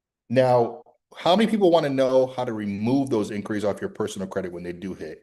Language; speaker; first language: English; native; English